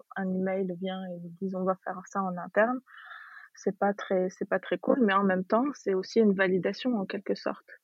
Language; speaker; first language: French; non-native, local second language; Arabic